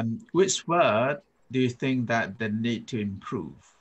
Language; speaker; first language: English; non-native, fluent; Thai